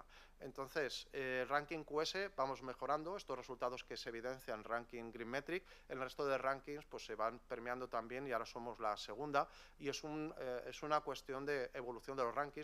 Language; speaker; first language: Spanish; native; Spanish